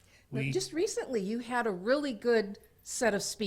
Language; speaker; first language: English; native; English